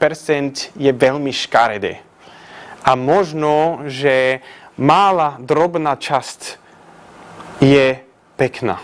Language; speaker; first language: Slovak; non-native, fluent; Swedish